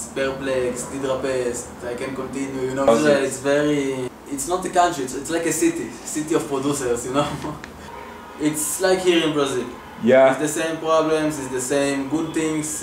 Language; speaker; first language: English; non-native, learner; Hebrew